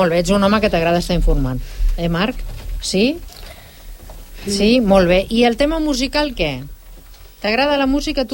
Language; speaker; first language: Catalan; native; Catalan